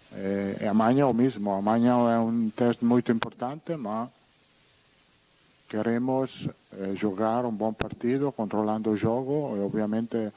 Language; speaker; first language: Portuguese; non-native, learner; Italian